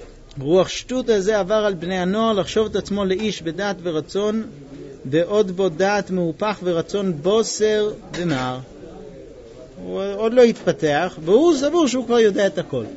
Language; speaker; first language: Hebrew; native; Hebrew